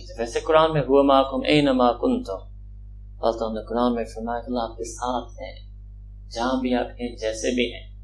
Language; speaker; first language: Urdu; early bilingual, heritage; Urdu